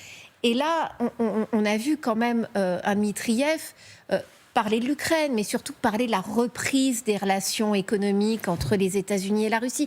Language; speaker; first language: French; native; French